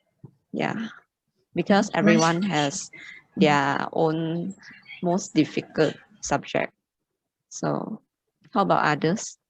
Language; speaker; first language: English; non-native, local second language; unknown